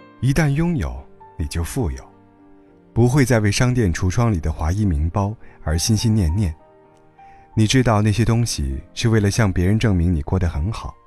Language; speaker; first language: Chinese; native; Chinese